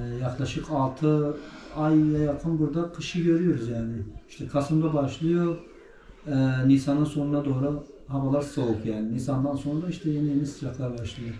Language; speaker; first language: Turkish; non-native, local second language; Kurdish